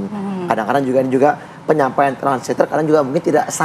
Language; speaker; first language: Indonesian; native; Indonesian